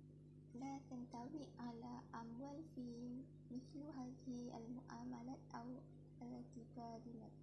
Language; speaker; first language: Arabic; non-native, learner; Malay